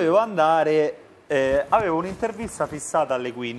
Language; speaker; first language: Italian; native; Italian